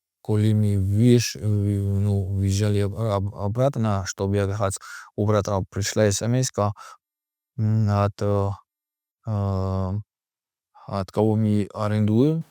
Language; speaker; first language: Russian; non-native, learner; Georgian